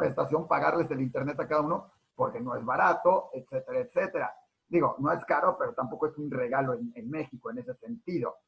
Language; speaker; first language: Spanish; native; Spanish